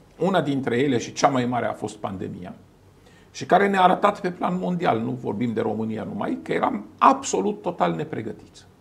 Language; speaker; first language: Romanian; non-native, fluent; Arabic